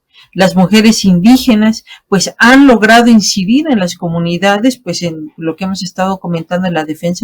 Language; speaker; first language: Spanish; native; Spanish